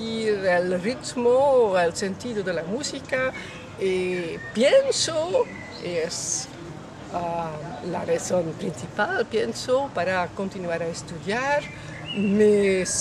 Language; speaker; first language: Spanish; non-native, learner; French